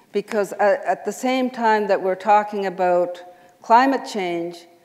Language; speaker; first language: English; native; English